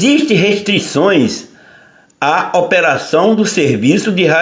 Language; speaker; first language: Portuguese; native; Portuguese